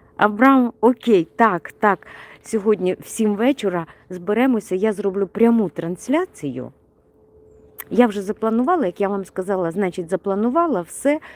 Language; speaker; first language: Ukrainian; non-native, local second language; Russian